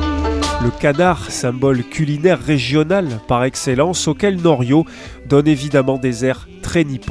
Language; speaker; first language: French; native; French